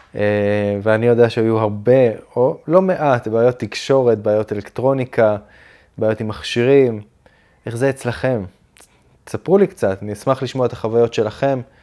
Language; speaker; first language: Hebrew; native; Hebrew